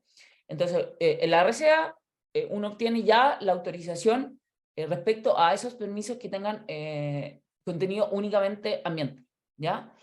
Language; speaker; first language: Spanish; native; Spanish